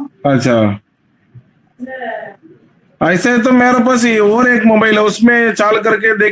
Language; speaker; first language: Hindi; non-native, local second language; Tamil